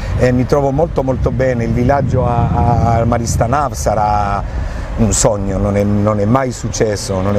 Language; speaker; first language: Italian; non-native, fluent; Spanish